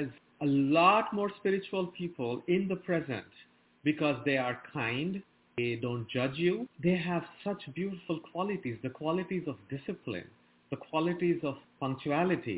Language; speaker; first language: English; non-native, local second language; Bangla